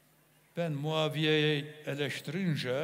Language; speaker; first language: Turkish; native; Turkish